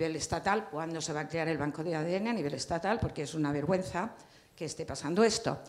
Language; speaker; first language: Spanish; native; Spanish